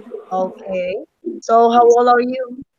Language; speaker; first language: English; non-native, learner; Spanish